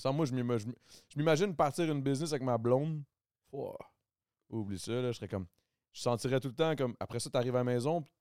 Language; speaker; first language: French; native; French